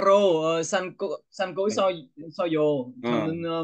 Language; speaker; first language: Korean; non-native, learner; Vietnamese